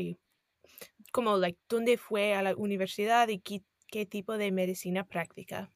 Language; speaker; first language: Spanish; non-native, fluent; English